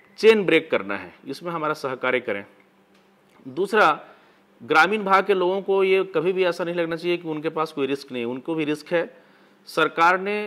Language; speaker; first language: Hindi; native; Hindi